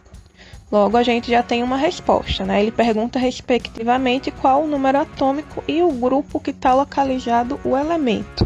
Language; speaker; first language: Portuguese; native; Portuguese